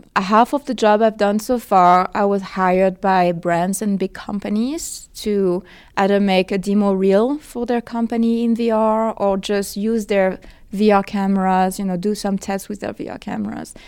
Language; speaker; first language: English; non-native, fluent; French